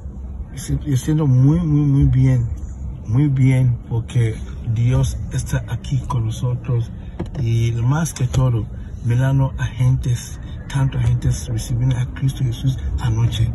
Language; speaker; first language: Spanish; non-native, learner; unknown